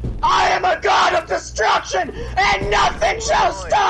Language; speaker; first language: English; native; English